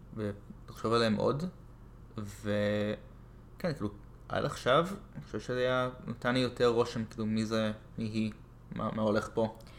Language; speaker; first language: Hebrew; non-native, fluent; English